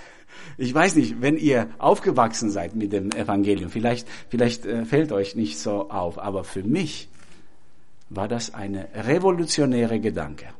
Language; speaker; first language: German; non-native, fluent; Albanian